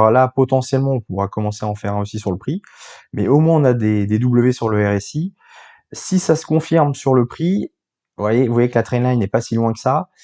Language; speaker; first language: French; native; French